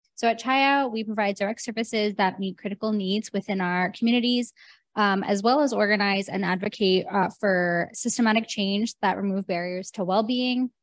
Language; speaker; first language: English; native; English